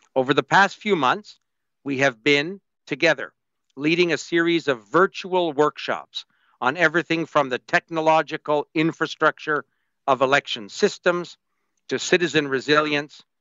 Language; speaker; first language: English; native; English